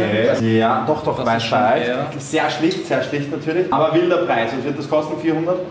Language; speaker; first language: German; native; German